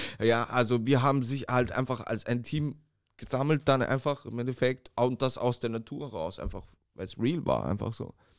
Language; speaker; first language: German; native; German